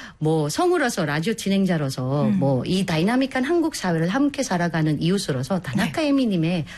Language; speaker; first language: Korean; non-native, fluent; Filipino